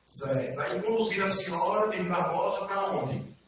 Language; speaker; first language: Portuguese; native; Portuguese